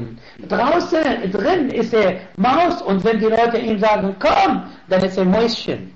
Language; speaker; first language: German; non-native, fluent; Arabic